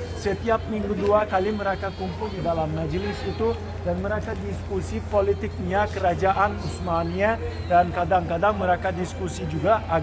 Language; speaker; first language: Indonesian; non-native, fluent; Turkish